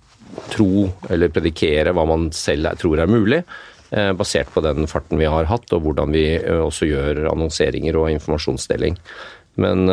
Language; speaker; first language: Norwegian; native; Norwegian